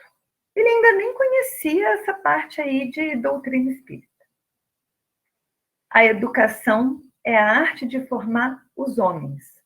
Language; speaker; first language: Portuguese; native; Portuguese